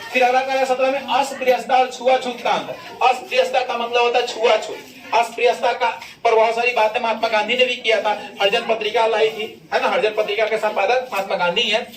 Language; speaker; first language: Hindi; native; Hindi